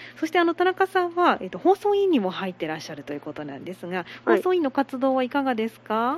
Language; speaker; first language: Japanese; native; Japanese